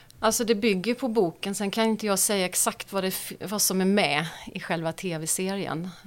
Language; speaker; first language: Swedish; native; Swedish